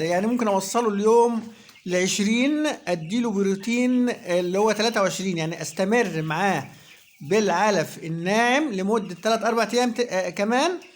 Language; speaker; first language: Arabic; native; Arabic